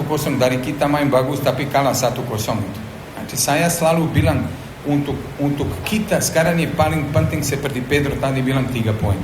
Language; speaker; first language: Indonesian; non-native, fluent; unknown